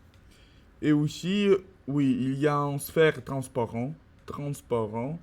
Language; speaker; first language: French; non-native, learner; Russian